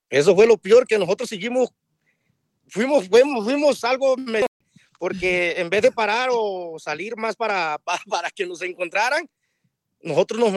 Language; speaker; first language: Spanish; native; Spanish